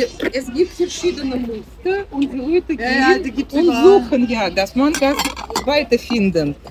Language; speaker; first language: German; non-native, learner; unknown